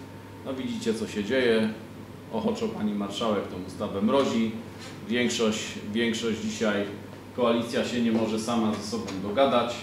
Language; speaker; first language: Polish; native; Polish